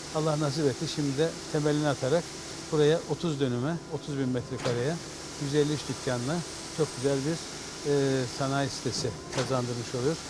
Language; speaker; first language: Turkish; native; Turkish